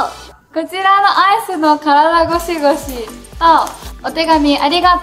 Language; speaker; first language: Japanese; native; Japanese